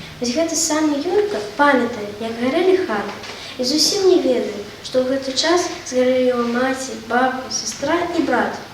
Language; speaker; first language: Belarusian; native; Belarusian